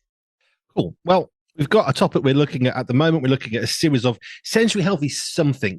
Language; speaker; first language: English; native; English